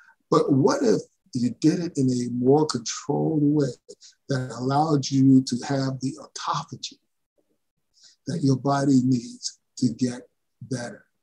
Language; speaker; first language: English; early bilingual, other home language; Spanish